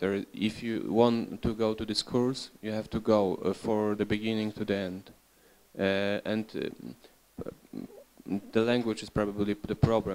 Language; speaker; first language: English; non-native, learner; Polish